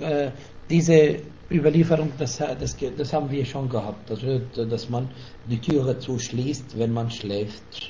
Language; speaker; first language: German; non-native, fluent; Arabic